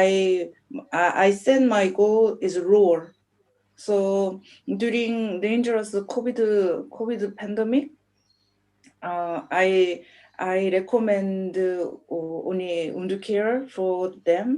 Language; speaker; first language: English; non-native, learner; Korean